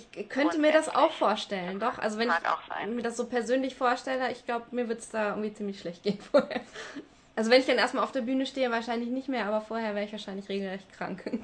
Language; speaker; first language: German; native; German